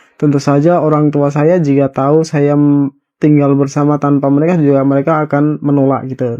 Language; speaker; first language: Indonesian; native; Indonesian